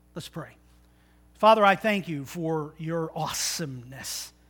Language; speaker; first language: English; native; English